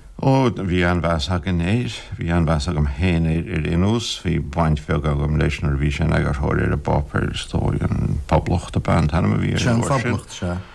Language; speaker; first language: Irish; non-native, local second language; English